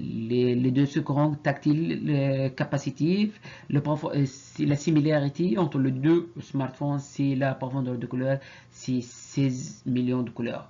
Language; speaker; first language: French; non-native, fluent; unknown